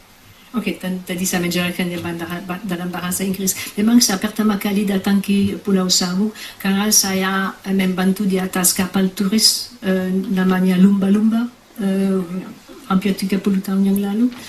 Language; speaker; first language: Indonesian; non-native, fluent; French